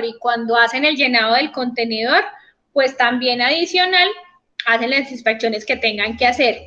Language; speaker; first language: Spanish; native; Spanish